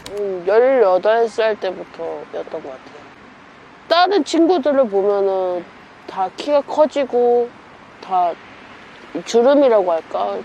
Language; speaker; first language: Korean; native; Korean